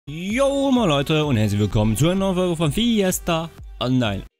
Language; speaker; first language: German; native; German